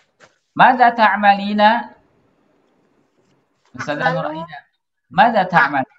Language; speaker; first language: Arabic; non-native, fluent; Indonesian